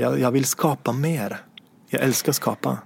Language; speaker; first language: Swedish; non-native, fluent; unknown